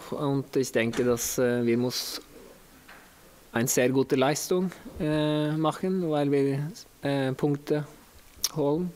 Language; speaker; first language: German; non-native, learner; Norwegian